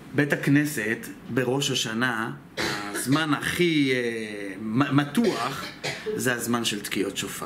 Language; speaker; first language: Hebrew; native; Hebrew